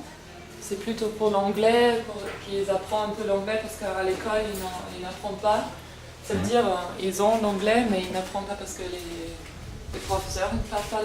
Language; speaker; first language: French; non-native, fluent; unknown